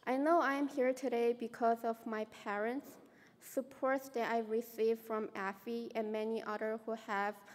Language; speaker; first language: English; non-native, fluent; Chinese